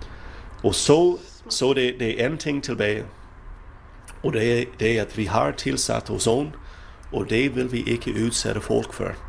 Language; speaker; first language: Swedish; non-native, fluent; English